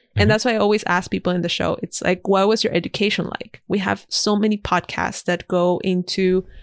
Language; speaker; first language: English; non-native, fluent; Spanish